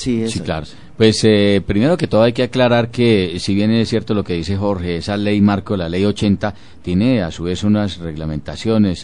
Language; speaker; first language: Spanish; native; Spanish